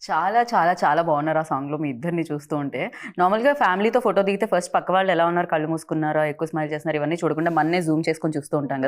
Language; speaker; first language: Telugu; native; Telugu